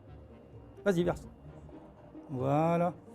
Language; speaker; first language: French; native; French